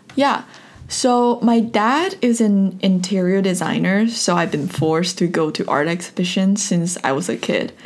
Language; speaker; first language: English; non-native, fluent; Chinese